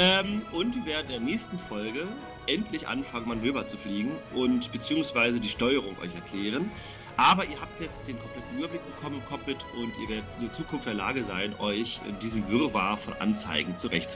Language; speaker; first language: German; native; German